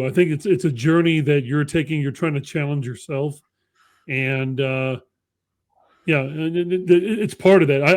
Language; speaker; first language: English; native; English